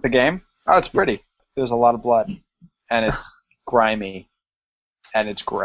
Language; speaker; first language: English; native; English